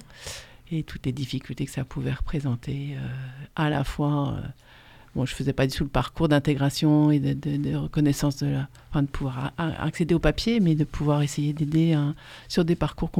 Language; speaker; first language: French; native; French